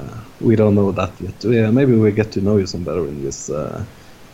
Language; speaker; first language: English; non-native, fluent; Norwegian